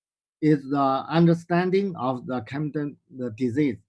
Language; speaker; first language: English; non-native, learner; Chinese